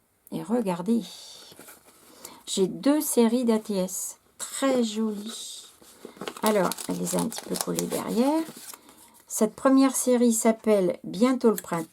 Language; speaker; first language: French; native; French